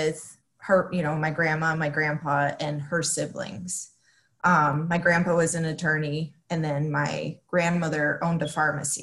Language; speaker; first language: English; early bilingual, other home language; Spanish